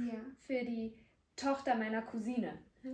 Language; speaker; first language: German; native; German